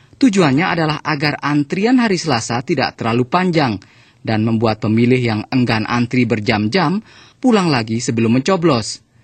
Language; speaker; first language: Indonesian; native; Indonesian